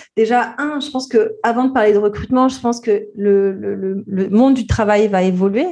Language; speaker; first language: French; native; French